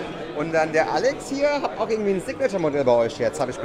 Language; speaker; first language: German; native; German